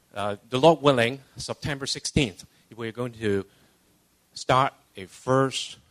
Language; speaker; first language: English; non-native, local second language; Cantonese